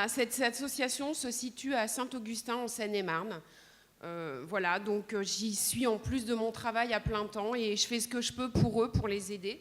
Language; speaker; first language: French; native; French